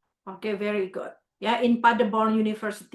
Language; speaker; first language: English; non-native, fluent; Indonesian